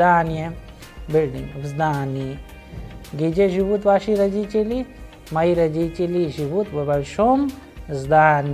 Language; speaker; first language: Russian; non-native, fluent; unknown